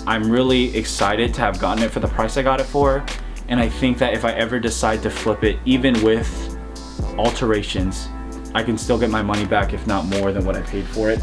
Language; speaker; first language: English; native; English